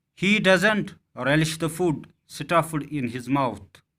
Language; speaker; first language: English; non-native, local second language; Urdu